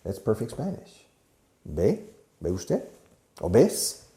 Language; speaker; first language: Spanish; non-native, fluent; English